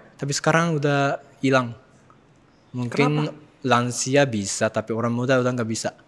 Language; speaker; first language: Indonesian; non-native, fluent; Japanese